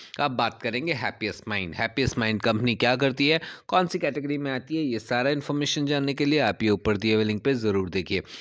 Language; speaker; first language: Hindi; native; Hindi